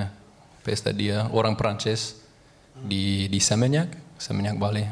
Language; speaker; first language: Indonesian; non-native, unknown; English